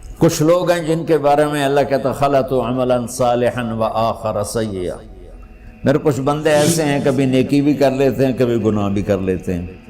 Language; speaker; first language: Urdu; non-native, local second language; Punjabi